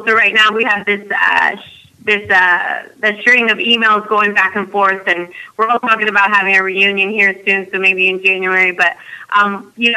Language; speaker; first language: English; native; English